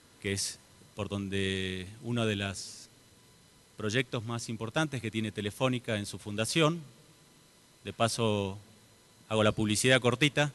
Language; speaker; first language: Spanish; native; Spanish